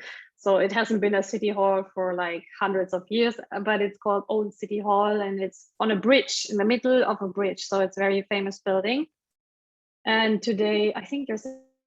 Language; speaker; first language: English; non-native, fluent; German